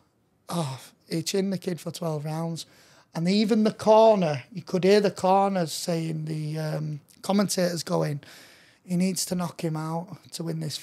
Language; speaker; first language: English; native; English